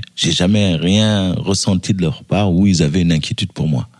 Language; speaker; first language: French; early bilingual, other home language; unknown